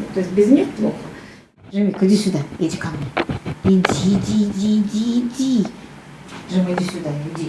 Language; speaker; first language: Russian; native; Russian